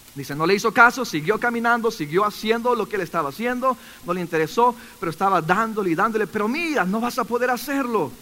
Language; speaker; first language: Spanish; native; Spanish